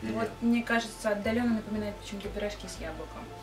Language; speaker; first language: Russian; native; Russian